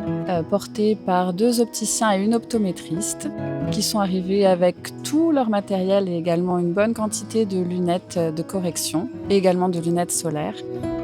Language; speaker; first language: French; native; French